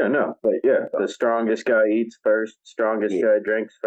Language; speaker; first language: English; native; English